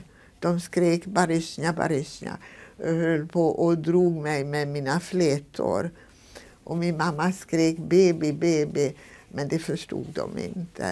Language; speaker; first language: Swedish; non-native, fluent; Hungarian